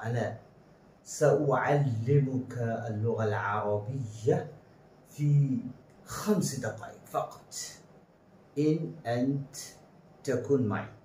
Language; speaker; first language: Arabic; non-native, fluent; Bangla